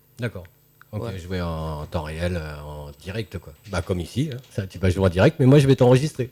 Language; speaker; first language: French; native; French